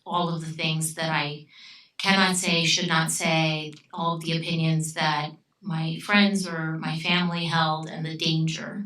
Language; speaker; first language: English; early bilingual, other home language; Romanian